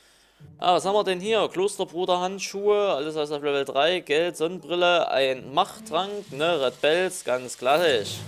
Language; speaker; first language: German; native; German